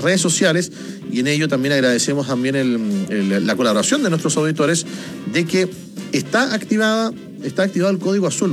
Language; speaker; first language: Spanish; native; Spanish